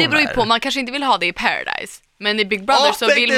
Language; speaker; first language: Swedish; native; Swedish